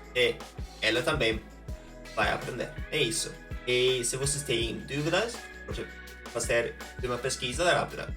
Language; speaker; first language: Portuguese; non-native, fluent; Norwegian